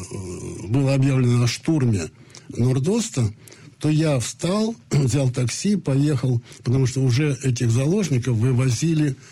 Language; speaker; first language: Russian; native; Russian